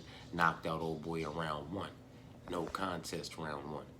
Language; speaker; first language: English; native; English